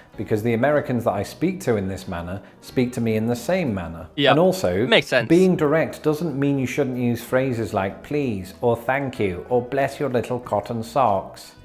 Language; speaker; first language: English; native; English